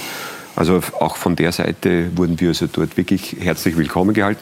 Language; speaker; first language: German; native; German